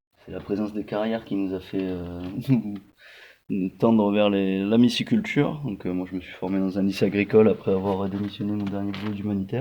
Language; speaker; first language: French; native; French